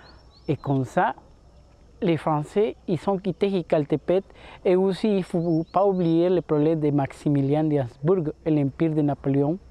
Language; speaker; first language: French; non-native, fluent; Spanish